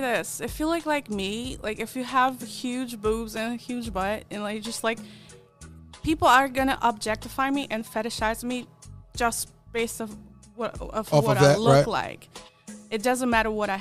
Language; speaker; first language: English; non-native, fluent; Polish